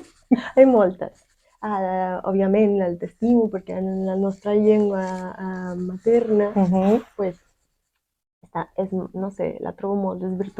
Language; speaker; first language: Catalan; non-native, fluent; Spanish